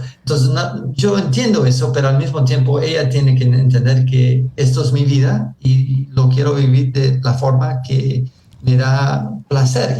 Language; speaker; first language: Spanish; early bilingual, heritage; Spanish